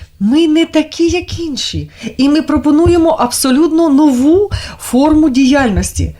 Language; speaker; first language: Ukrainian; native; Ukrainian